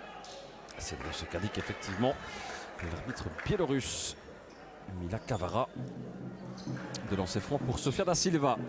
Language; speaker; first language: French; native; French